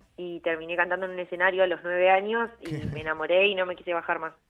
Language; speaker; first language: Spanish; native; Spanish